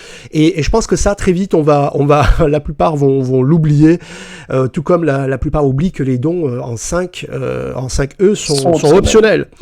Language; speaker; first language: French; native; French